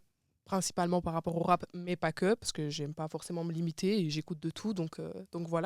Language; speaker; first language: French; native; French